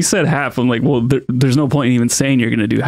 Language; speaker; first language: English; native; English